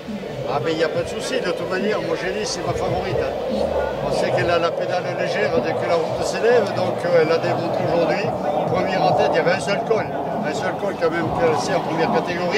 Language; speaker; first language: French; native; French